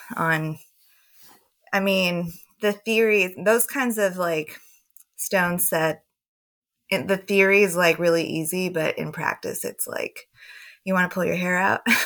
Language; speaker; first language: English; native; English